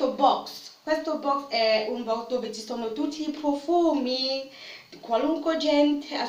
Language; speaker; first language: Italian; non-native, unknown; French